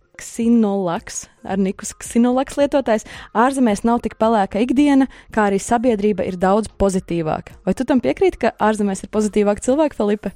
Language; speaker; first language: Latvian; native; Latvian